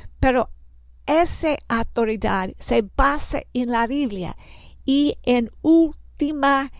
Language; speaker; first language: Spanish; non-native, learner; English